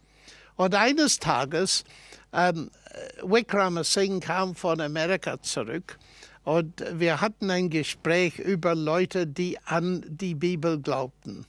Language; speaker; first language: German; non-native, fluent; English